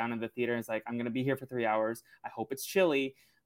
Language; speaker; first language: English; native; English